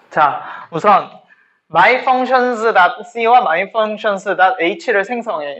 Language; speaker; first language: Korean; native; Korean